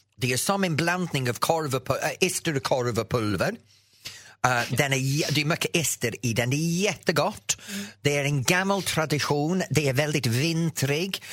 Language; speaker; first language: Swedish; non-native, fluent; English